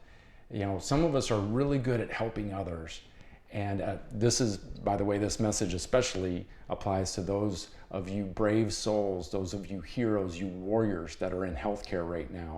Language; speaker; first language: English; native; English